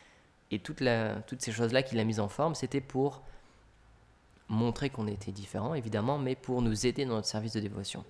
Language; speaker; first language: French; native; French